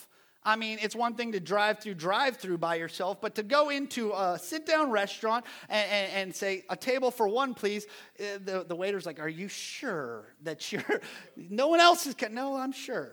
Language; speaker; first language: English; native; English